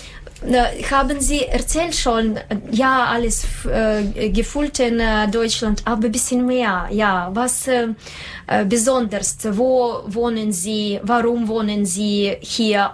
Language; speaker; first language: German; non-native, learner; Russian